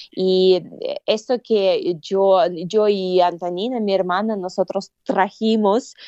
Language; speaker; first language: Spanish; non-native, fluent; Russian